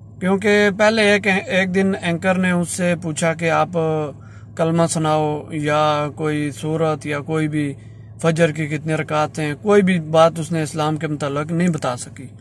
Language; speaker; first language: Urdu; non-native, local second language; Punjabi